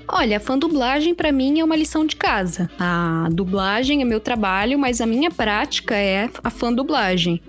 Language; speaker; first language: Portuguese; native; Portuguese